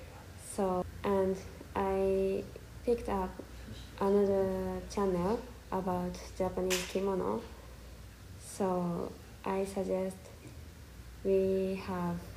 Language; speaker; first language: English; non-native, learner; Japanese